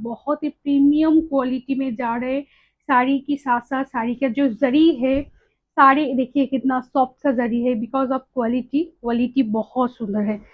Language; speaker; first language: Hindi; non-native, local second language; Bangla